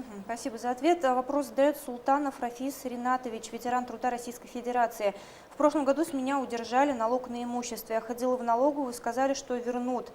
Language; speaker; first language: Russian; native; Russian